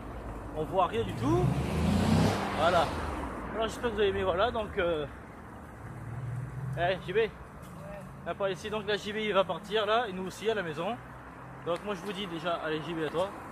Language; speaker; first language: French; native; French